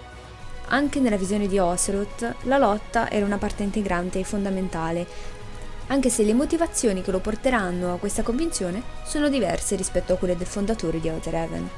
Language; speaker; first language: Italian; native; Italian